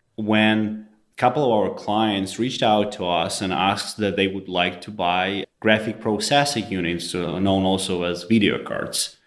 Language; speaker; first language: English; non-native, fluent; Russian